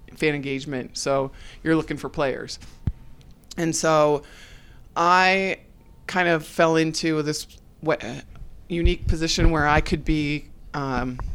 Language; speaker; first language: English; native; English